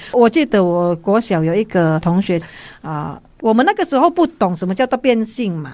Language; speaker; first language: Chinese; non-native, fluent; Vietnamese